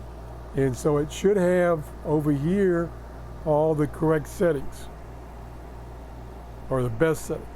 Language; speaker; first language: English; native; English